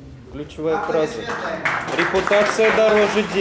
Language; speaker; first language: Russian; native; Russian